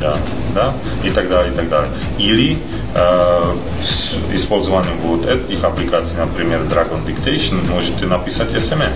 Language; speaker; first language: Russian; non-native, fluent; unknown